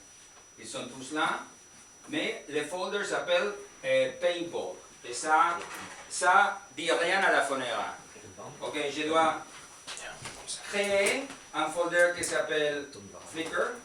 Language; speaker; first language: French; non-native, learner; Spanish